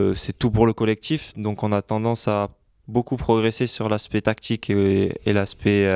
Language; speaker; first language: French; native; French